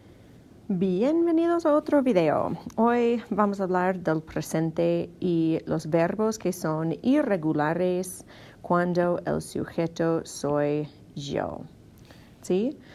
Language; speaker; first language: Spanish; non-native, fluent; English